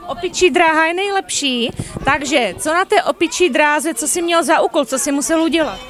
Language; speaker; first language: Czech; native; Czech